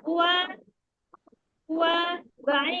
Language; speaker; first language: Arabic; non-native, learner; Indonesian